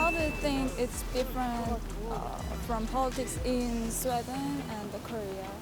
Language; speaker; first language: English; non-native, learner; Korean